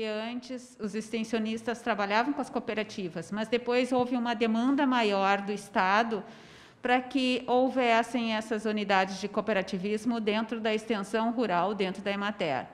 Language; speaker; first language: Portuguese; native; Portuguese